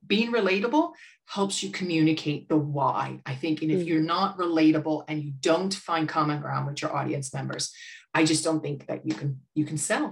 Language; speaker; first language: English; native; English